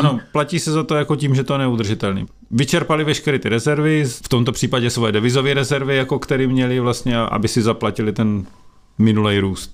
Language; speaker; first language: Czech; native; Czech